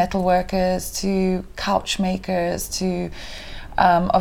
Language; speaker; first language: English; native; English